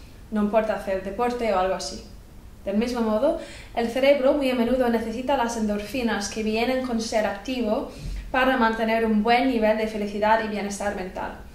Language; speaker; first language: Spanish; non-native, fluent; English